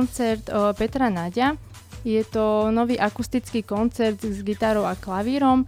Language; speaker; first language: Slovak; native; Slovak